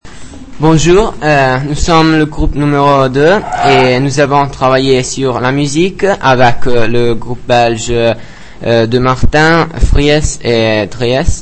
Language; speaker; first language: French; non-native, learner; Italian